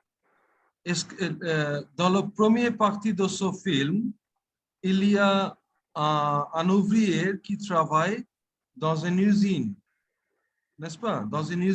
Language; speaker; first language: French; non-native, fluent; Bangla